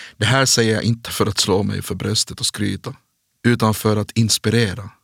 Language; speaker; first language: Swedish; native; Swedish